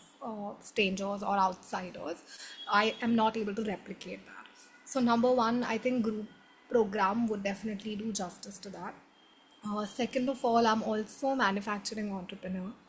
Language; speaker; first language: English; non-native, local second language; Hindi